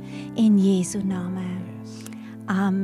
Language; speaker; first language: German; native; German